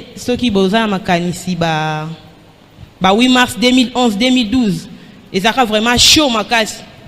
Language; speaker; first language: Lingala; non-native, local second language; Luba-Lulua